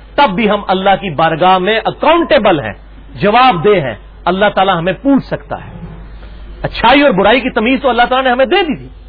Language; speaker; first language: Urdu; non-native, local second language; Punjabi